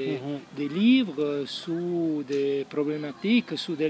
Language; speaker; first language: French; non-native, fluent; Italian